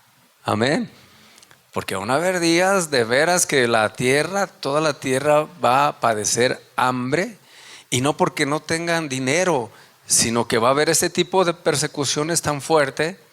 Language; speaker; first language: Spanish; native; Spanish